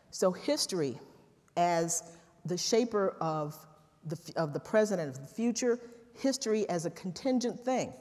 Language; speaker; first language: English; native; English